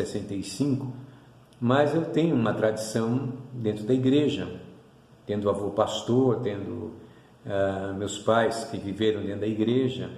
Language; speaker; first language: Portuguese; native; Portuguese